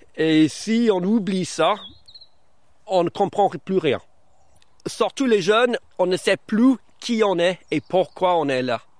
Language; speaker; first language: French; early bilingual, other home language; English